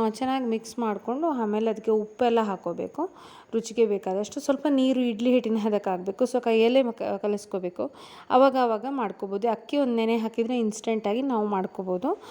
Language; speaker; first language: Kannada; non-native, local second language; Tulu